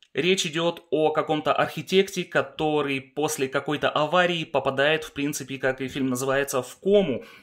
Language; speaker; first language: Russian; early bilingual, heritage; Russian